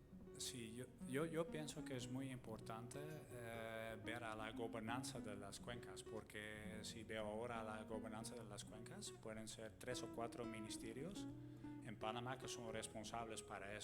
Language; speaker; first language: Spanish; non-native, fluent; Dutch